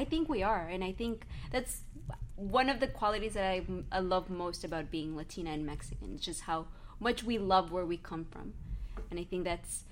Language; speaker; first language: English; early bilingual, other home language; Spanish